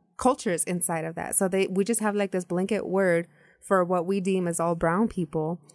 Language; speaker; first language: English; native; English